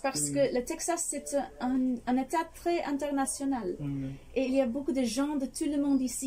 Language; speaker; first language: French; non-native, fluent; English